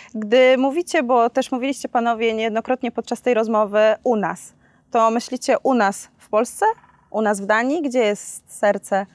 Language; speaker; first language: Polish; native; Polish